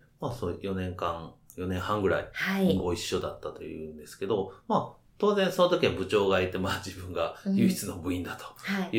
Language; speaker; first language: Japanese; native; Japanese